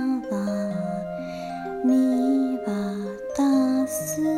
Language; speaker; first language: Japanese; non-native, learner; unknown